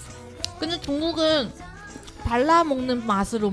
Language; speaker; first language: Korean; non-native, fluent; Chinese